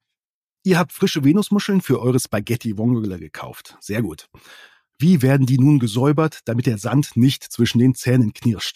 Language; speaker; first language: German; native; German